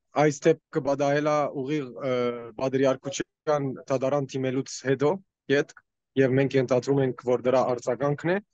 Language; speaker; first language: Armenian; early bilingual, heritage; Armenian